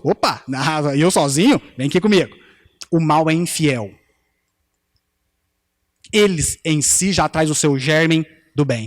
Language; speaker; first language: Portuguese; native; Portuguese